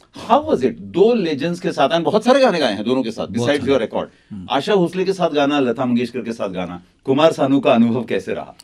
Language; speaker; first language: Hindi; native; Hindi